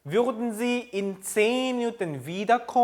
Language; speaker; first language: German; non-native, fluent; Korean